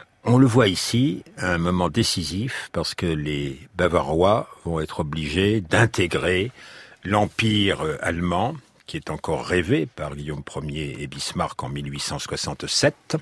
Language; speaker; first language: French; native; French